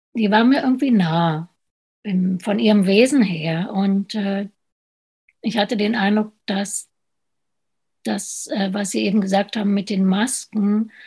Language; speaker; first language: German; native; German